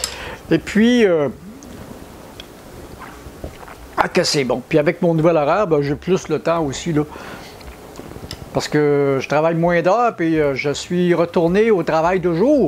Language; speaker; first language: French; native; French